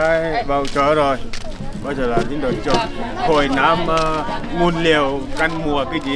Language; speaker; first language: Vietnamese; non-native, learner; Portuguese